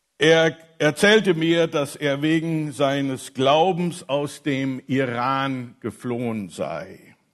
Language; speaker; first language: German; non-native, fluent; English